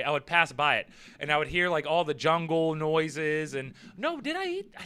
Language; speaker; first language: English; native; English